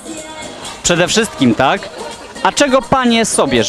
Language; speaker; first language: Polish; native; Polish